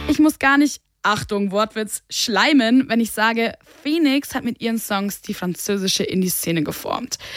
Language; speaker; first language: German; native; German